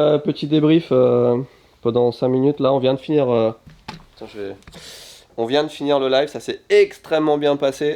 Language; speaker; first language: French; native; French